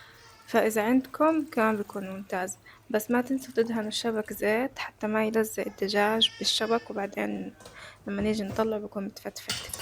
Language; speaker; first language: Arabic; native; Arabic